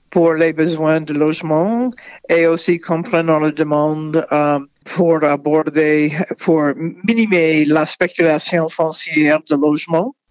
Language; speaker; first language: French; non-native, fluent; English